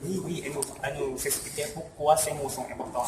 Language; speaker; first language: French; non-native, learner; Thai